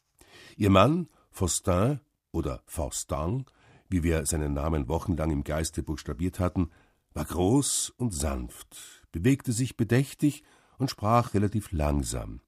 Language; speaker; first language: German; native; German